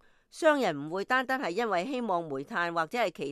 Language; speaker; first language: Chinese; native; Chinese